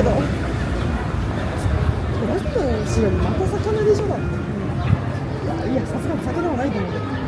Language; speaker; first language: Japanese; native; Japanese